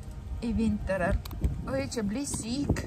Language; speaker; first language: Norwegian; non-native, fluent; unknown